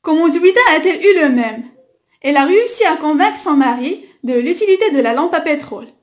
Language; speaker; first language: French; non-native, local second language; Arabic